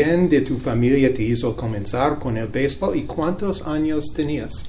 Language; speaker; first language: Spanish; non-native, learner; English